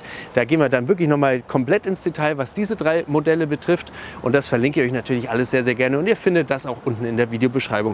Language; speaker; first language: German; native; German